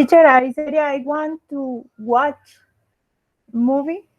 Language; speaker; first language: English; non-native, learner; Spanish